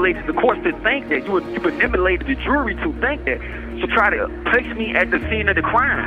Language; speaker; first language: English; native; English